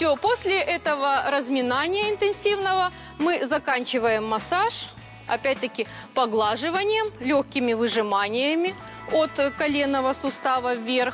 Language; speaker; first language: Russian; native; Russian